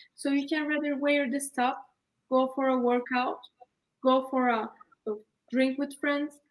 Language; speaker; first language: English; non-native, fluent; Turkish